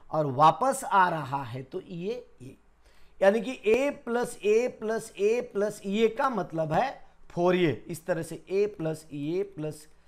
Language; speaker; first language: Hindi; non-native, local second language; Marathi